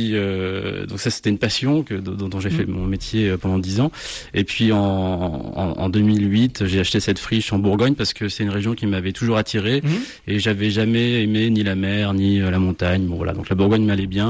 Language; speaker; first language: French; native; French